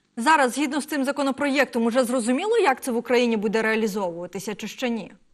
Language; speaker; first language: Ukrainian; native; Ukrainian